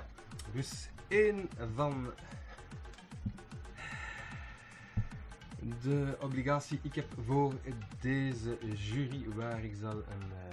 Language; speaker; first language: Dutch; non-native, local second language; French